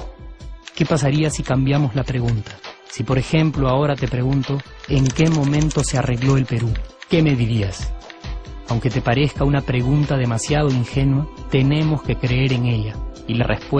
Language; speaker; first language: Spanish; native; Spanish